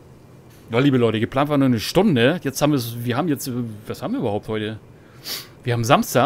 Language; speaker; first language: German; native; German